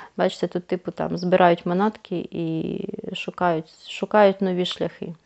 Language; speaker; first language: Ukrainian; non-native, local second language; Russian